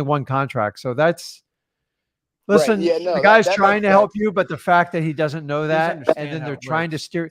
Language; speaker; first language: English; native; English